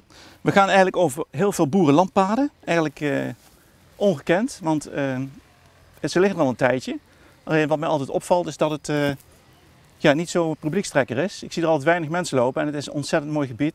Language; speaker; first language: Dutch; native; Dutch